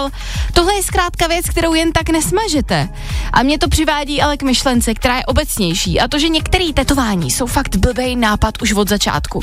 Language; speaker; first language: Czech; native; Czech